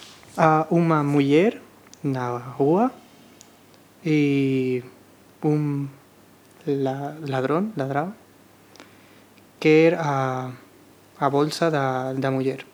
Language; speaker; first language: Portuguese; non-native, learner; Spanish